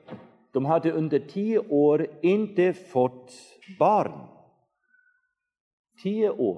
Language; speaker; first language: Swedish; non-native, fluent; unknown